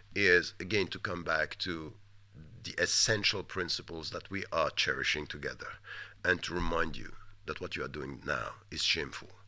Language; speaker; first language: English; non-native, fluent; French